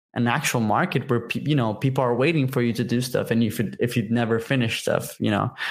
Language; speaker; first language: English; non-native, fluent; Portuguese